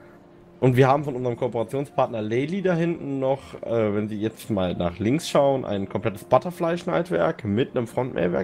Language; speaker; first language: German; native; German